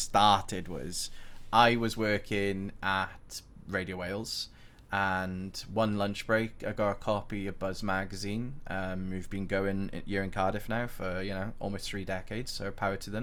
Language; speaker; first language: English; native; English